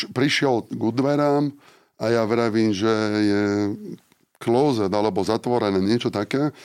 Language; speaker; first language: Slovak; non-native, fluent; Italian